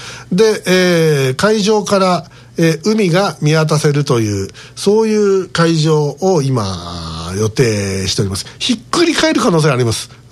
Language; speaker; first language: Japanese; native; Japanese